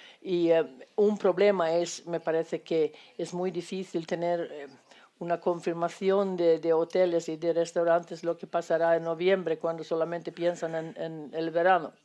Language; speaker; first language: Spanish; non-native, fluent; Swedish